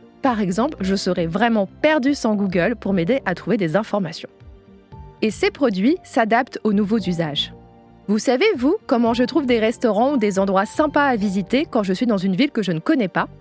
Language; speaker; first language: French; native; French